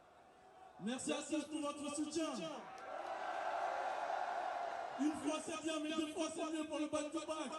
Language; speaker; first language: French; native; French